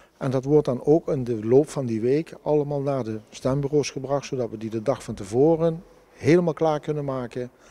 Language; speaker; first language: Dutch; native; Dutch